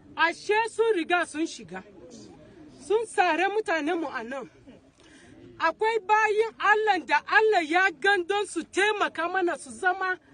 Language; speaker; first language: Hausa; non-native, local second language; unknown